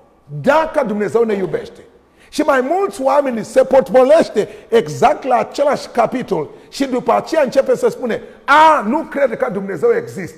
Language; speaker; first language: Romanian; non-native, learner; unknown